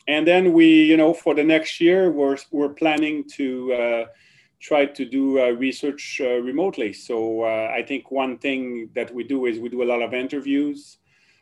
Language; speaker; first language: English; non-native, fluent; French